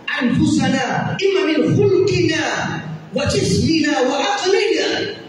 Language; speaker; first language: Arabic; non-native, learner; Indonesian